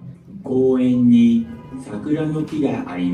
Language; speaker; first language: Japanese; non-native, learner; Bangla